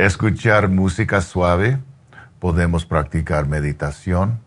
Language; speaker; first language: Spanish; non-native, learner; English